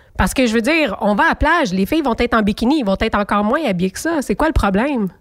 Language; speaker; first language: French; native; French